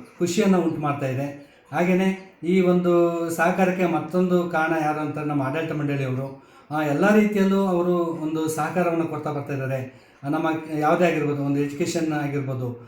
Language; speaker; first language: Kannada; native; Kannada